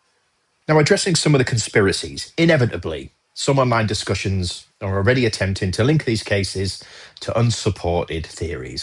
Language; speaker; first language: English; native; English